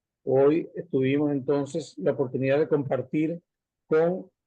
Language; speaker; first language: Spanish; native; Spanish